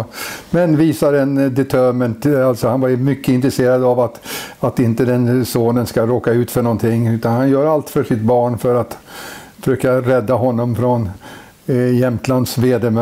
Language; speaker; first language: Swedish; native; Swedish